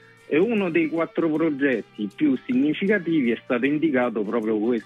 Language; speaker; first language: Italian; native; Italian